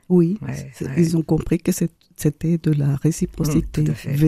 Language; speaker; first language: French; non-native, fluent; Spanish